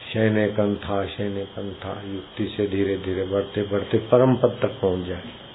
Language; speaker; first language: Hindi; native; Hindi